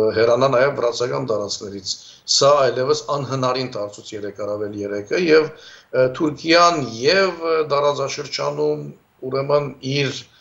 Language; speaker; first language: Armenian; early bilingual, heritage; Armenian